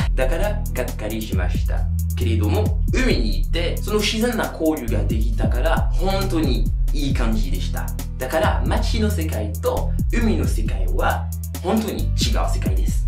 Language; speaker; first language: Japanese; non-native, fluent; French